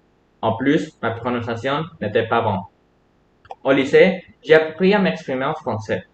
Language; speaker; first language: French; non-native, fluent; Spanish